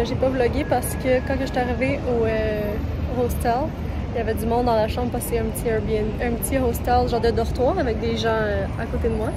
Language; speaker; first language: French; native; French